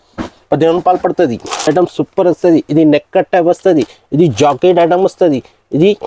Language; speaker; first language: Telugu; non-native, local second language; Urdu